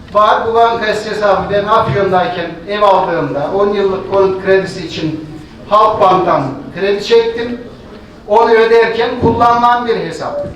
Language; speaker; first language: Turkish; native; Turkish